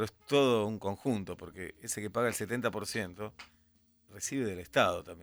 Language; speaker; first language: Spanish; native; Spanish